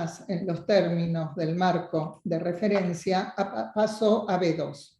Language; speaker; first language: Spanish; native; Spanish